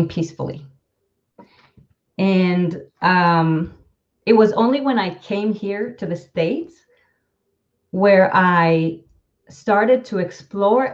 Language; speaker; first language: English; non-native, fluent; Hebrew